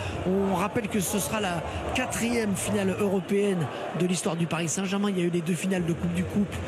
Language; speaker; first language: French; native; French